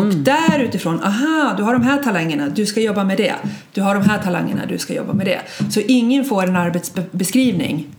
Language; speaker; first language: Swedish; native; Swedish